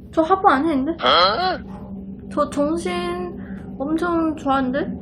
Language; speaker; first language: Korean; non-native, learner; Chinese